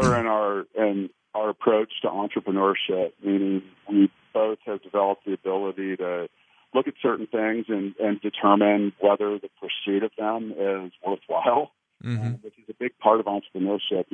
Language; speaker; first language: English; native; English